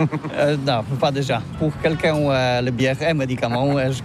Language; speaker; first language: French; non-native, learner; Polish